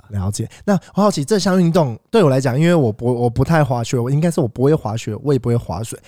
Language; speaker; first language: Chinese; native; Chinese